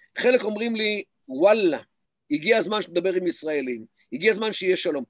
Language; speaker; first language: Hebrew; native; Hebrew